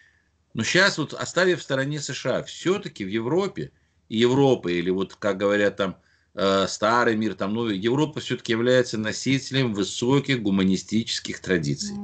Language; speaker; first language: Russian; native; Russian